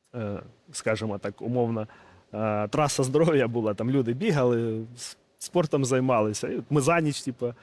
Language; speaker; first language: Ukrainian; non-native, local second language; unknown